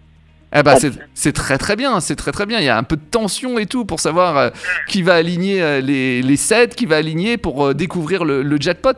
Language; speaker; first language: French; native; French